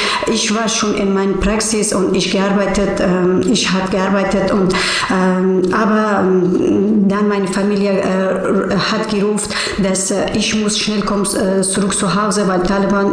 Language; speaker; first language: German; non-native, learner; Persian